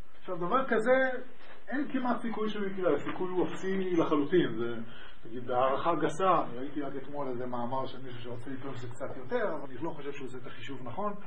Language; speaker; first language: Hebrew; native; Hebrew